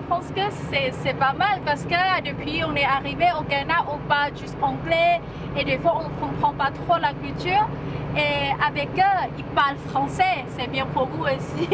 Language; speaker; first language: French; non-native, learner; Thai